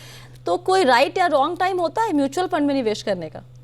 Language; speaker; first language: Hindi; native; Hindi